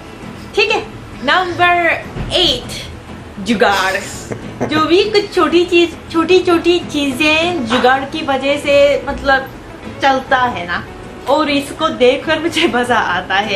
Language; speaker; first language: Hindi; non-native, fluent; Japanese